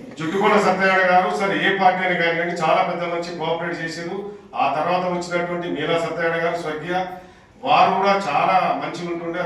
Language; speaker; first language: Telugu; non-native, local second language; Urdu